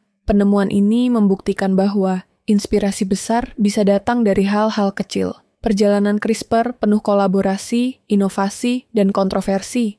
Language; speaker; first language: Indonesian; native; Indonesian